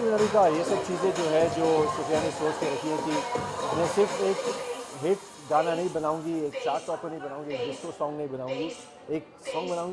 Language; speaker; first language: Hindi; native; Hindi